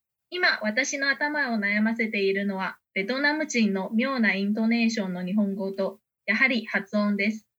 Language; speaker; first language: Japanese; non-native, fluent; Chinese